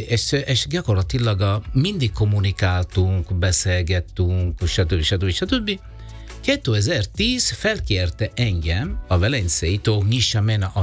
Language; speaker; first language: Hungarian; non-native, fluent; Italian